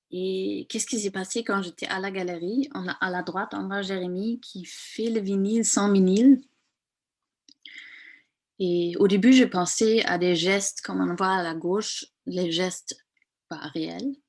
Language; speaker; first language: French; non-native, fluent; German